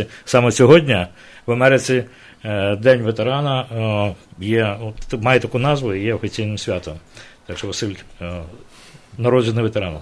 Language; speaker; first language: Ukrainian; native; Ukrainian